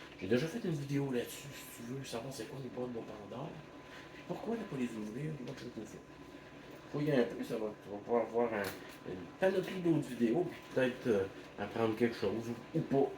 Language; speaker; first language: French; native; French